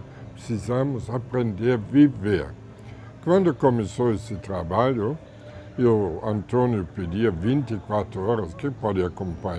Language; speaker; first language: Portuguese; non-native, fluent; German